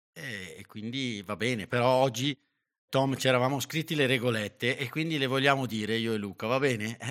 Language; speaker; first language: Italian; native; Italian